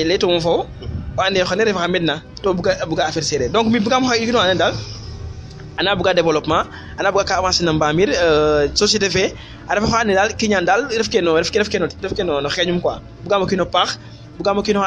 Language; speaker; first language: English; non-native, fluent; Serer